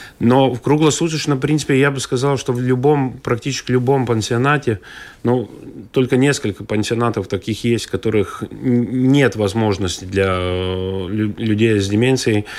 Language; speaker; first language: Russian; non-native, local second language; Latvian